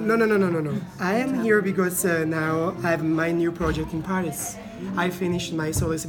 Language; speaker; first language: English; non-native, learner; Italian